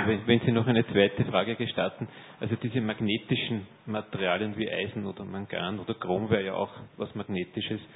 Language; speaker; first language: German; native; German